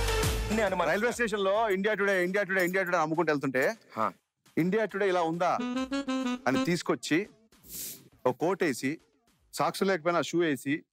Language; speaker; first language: Telugu; native; Telugu